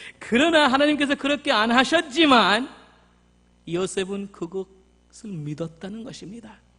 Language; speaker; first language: Korean; non-native, fluent; Bangla